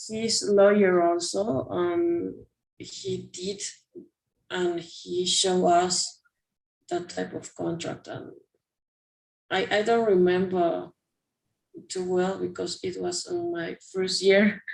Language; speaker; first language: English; non-native, learner; Spanish